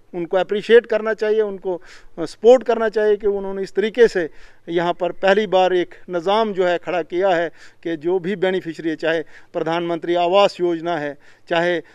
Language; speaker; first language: Hindi; native; Hindi